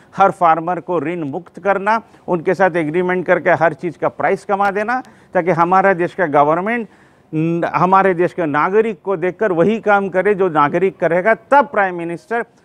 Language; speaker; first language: Hindi; non-native, local second language; Bangla